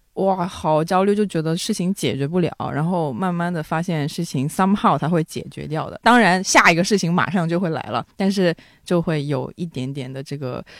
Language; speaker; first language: Chinese; non-native, local second language; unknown